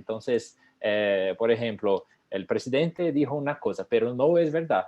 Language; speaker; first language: Spanish; non-native, fluent; Portuguese